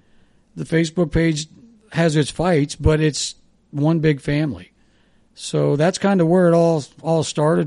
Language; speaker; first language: English; native; English